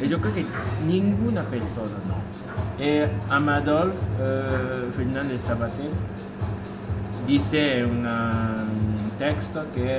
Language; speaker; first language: Spanish; non-native, learner; Japanese